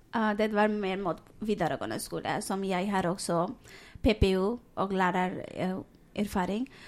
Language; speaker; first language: Norwegian; non-native, fluent; Bangla